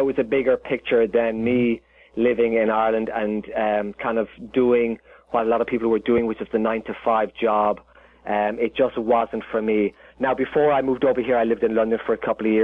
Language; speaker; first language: English; native; English